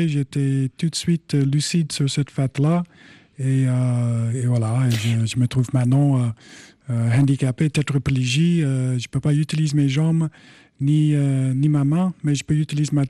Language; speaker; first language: French; non-native, fluent; English